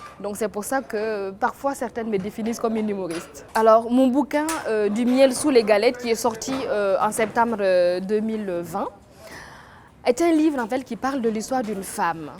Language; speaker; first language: French; non-native, local second language; Mossi